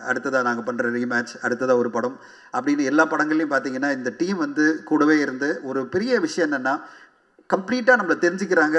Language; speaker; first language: Tamil; native; Tamil